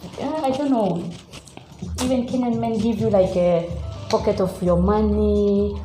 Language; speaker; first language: English; non-native, learner; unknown